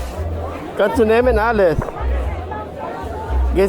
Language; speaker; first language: German; non-native, learner; Filipino